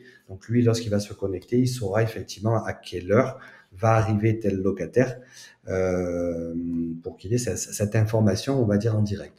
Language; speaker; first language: French; native; French